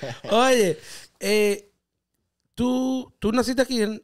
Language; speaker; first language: Spanish; native; Spanish